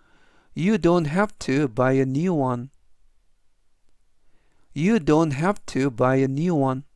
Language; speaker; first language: English; non-native, fluent; Korean